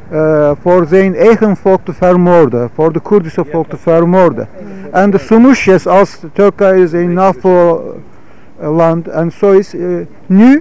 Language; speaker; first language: Dutch; non-native, fluent; Turkish